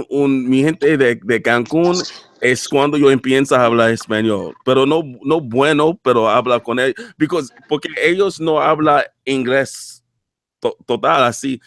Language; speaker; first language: Spanish; non-native, learner; English